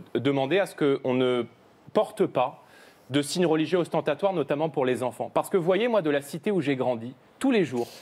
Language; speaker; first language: French; native; French